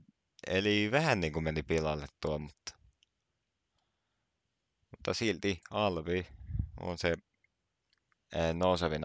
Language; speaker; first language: Finnish; native; Finnish